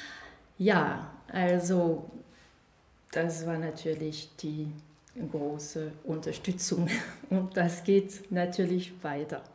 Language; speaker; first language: German; non-native, fluent; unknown